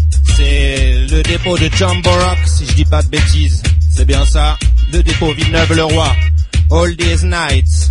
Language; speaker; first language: French; native; French